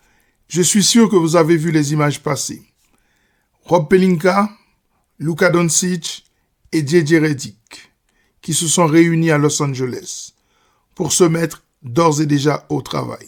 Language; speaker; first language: French; native; French